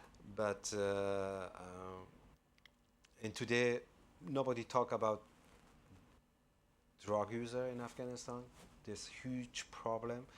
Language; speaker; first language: English; non-native, fluent; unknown